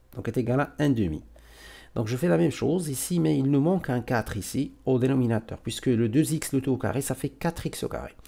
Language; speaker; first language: French; non-native, local second language; Arabic